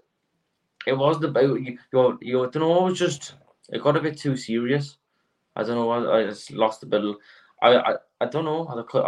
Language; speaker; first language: English; native; English